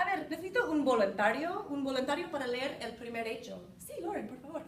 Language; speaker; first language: Spanish; non-native, fluent; English